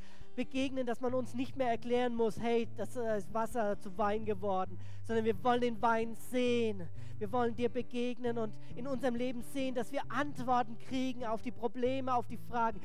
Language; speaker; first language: German; native; German